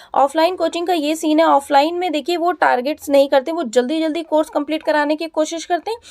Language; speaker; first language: Hindi; native; Hindi